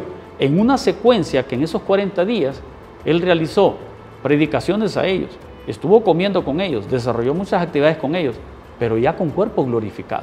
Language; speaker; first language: Spanish; native; Spanish